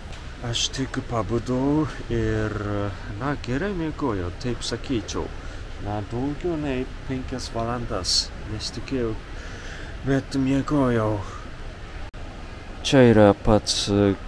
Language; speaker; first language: Lithuanian; non-native, fluent; Japanese